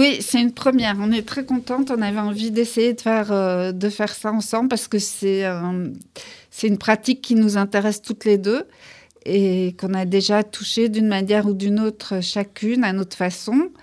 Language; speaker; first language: French; native; French